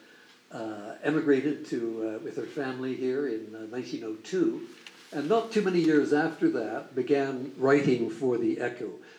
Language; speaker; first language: English; native; English